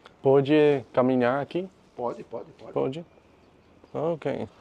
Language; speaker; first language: Portuguese; non-native, learner; English